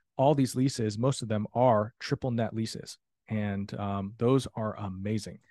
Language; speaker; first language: English; native; English